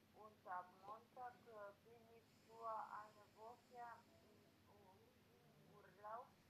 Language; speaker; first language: German; non-native, learner; Macedonian